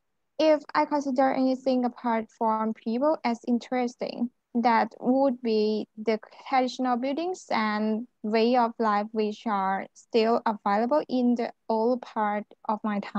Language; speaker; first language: English; non-native, learner; Thai